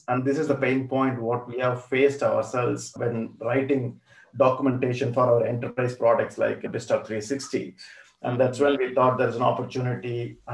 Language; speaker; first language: English; non-native, local second language; Tamil